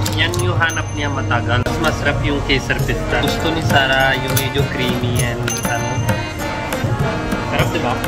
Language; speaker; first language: Filipino; non-native, learner; Punjabi